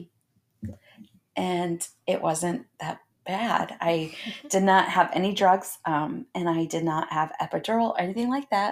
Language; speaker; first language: English; native; English